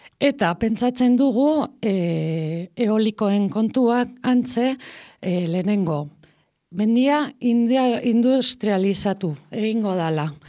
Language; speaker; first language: Basque; non-native, local second language; Spanish